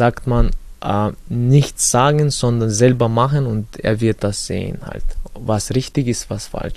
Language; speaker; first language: German; early bilingual, other home language; Chechen